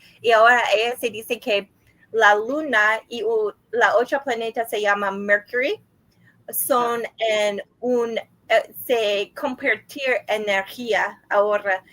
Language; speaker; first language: Spanish; non-native, learner; English